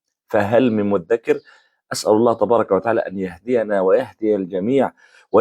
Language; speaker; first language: Arabic; native; Arabic